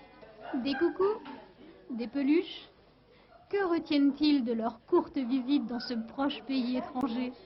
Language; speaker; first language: French; native; French